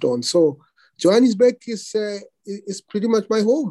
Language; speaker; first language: English; non-native, local second language; Venda